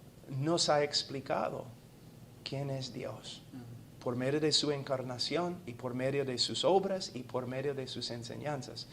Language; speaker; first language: Spanish; non-native, fluent; English